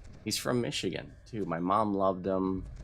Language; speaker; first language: English; native; English